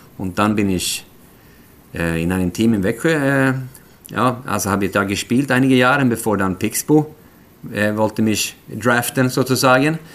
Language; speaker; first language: German; non-native, fluent; Swedish